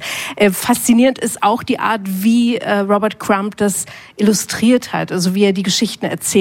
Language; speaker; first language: German; native; German